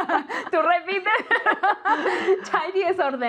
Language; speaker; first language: Spanish; non-native, fluent; English